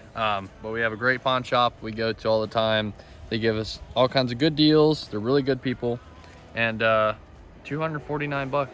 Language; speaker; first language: English; native; English